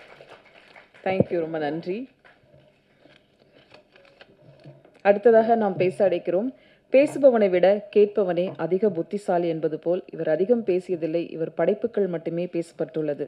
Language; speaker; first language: Tamil; native; Tamil